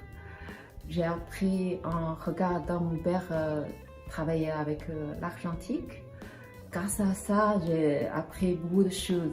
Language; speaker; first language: French; non-native, fluent; Chinese